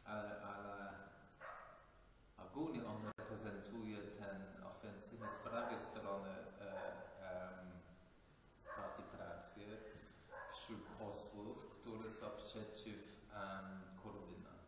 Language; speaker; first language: Polish; non-native, fluent; English